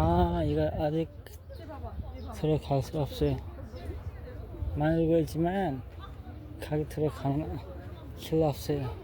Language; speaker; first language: Korean; non-native, learner; Nepali